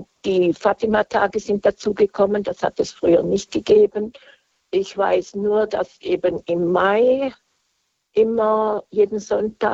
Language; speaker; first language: German; native; German